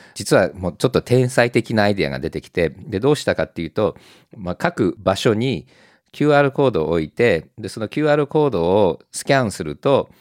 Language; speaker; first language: Japanese; native; Japanese